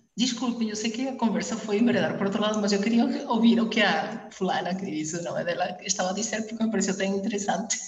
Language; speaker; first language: Portuguese; early bilingual, heritage; Spanish